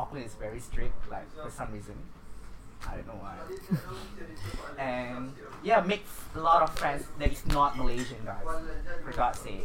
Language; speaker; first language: English; non-native, local second language; Malay